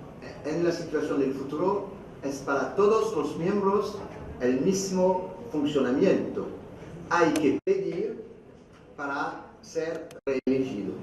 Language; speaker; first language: Spanish; non-native, fluent; French